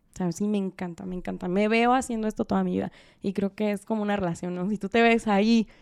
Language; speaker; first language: Spanish; native; Spanish